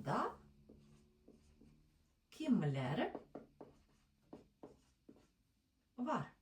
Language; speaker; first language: Turkish; non-native, learner; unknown